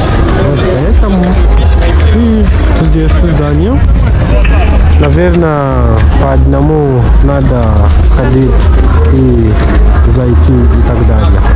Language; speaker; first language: Russian; non-native, fluent; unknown